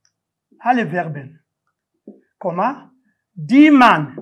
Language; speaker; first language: German; non-native, learner; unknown